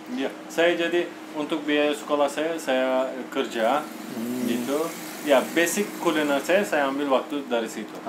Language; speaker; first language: Indonesian; non-native, fluent; Turkish